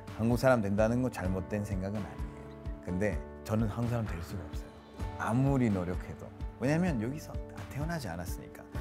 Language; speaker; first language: Korean; non-native, fluent; Spanish